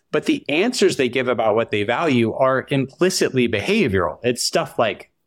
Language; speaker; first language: English; native; English